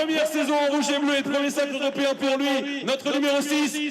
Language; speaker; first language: French; native; French